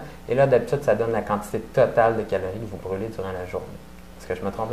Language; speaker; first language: French; native; French